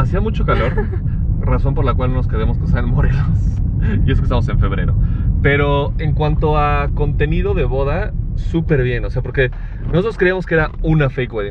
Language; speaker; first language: Spanish; native; Spanish